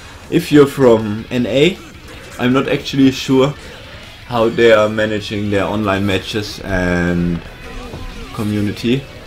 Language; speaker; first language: English; non-native, fluent; German